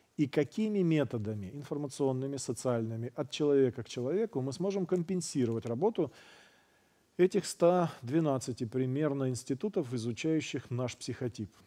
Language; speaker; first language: Russian; native; Russian